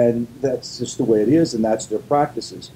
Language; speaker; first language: English; native; English